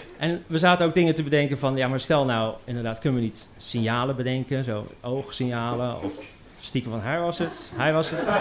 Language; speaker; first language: Dutch; native; Dutch